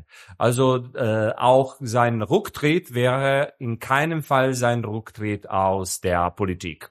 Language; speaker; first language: German; non-native, fluent; Serbian